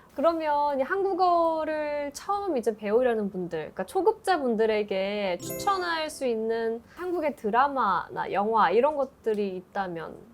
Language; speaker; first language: Korean; native; Korean